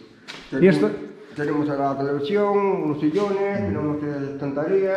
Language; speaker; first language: Spanish; non-native, local second language; Galician